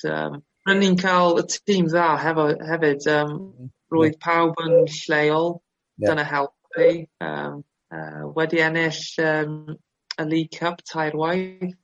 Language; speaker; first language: Welsh; non-native, local second language; English